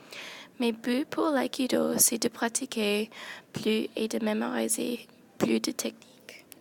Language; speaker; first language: French; non-native, local second language; English